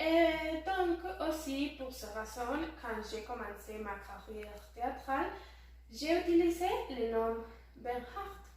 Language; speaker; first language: French; non-native, learner; Spanish